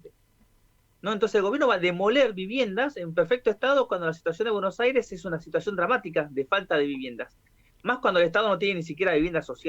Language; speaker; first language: Spanish; native; Spanish